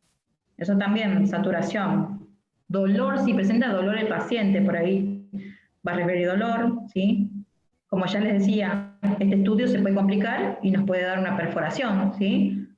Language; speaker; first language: Spanish; native; Spanish